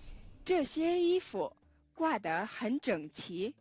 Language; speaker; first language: Chinese; non-native, fluent; Mongolian